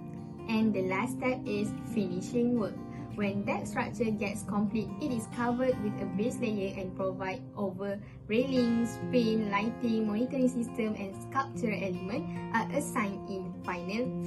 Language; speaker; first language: English; non-native, local second language; Malay